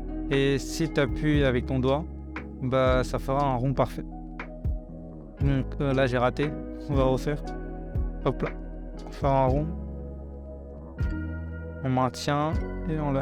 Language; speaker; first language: French; native; French